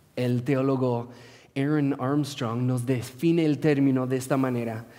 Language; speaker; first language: Spanish; non-native, fluent; English